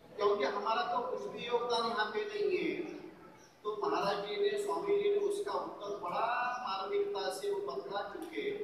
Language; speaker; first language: Hindi; non-native, local second language; Marathi